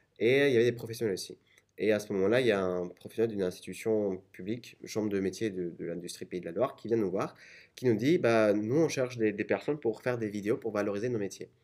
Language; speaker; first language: French; non-native, fluent; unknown